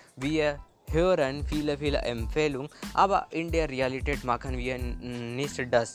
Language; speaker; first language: German; non-native, learner; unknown